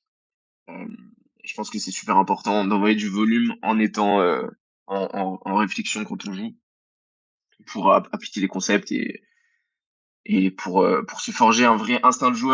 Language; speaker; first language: French; native; French